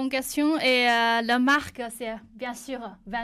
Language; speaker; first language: French; non-native, learner; Chinese